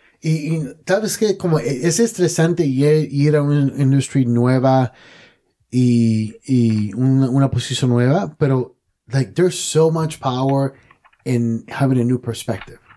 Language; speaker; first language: Spanish; native; Spanish